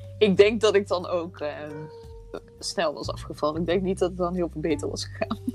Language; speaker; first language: Dutch; native; Dutch